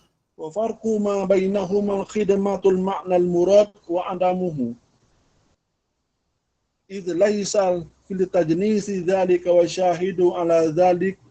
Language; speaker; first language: Arabic; non-native, fluent; Malay